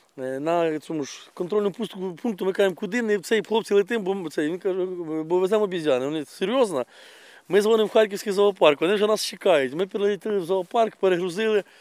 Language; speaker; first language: Ukrainian; non-native, local second language; Russian